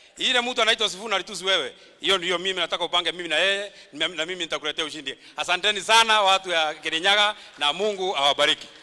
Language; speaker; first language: Swahili; non-native, local second language; Kikuyu